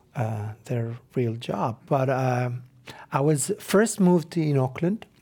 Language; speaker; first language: English; non-native, fluent; Arabic